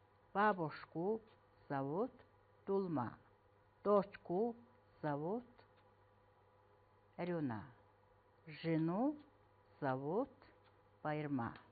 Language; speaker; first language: Russian; non-native, fluent; Mongolian